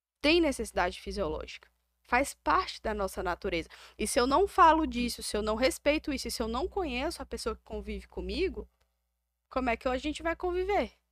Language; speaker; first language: Portuguese; native; Portuguese